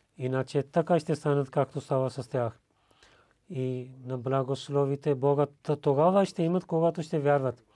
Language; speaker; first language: Bulgarian; non-native, learner; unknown